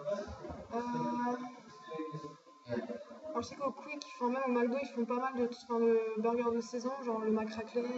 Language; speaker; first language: French; native; French